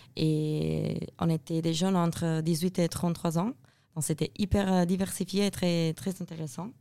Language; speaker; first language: French; non-native, fluent; Italian